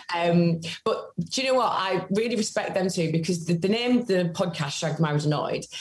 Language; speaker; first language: English; native; English